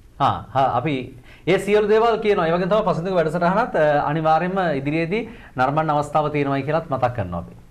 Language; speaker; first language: Sinhala; native; Sinhala